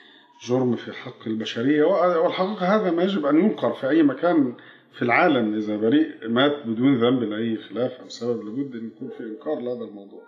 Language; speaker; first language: Arabic; native; Arabic